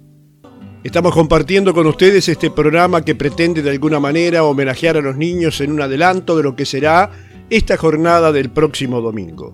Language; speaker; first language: Spanish; native; Spanish